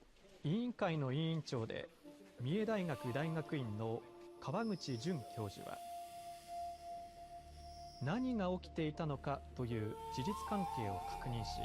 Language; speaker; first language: Japanese; native; Japanese